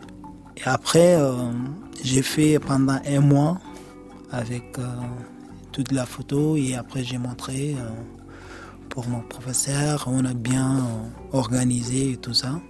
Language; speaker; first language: French; non-native, learner; Arabic